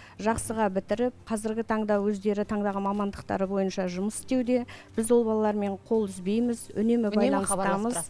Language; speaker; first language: Kazakh; native; Kazakh